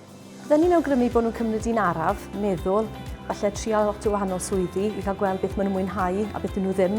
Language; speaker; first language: Welsh; native; Welsh